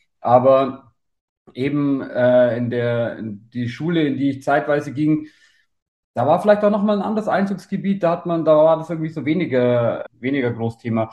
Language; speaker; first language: German; native; German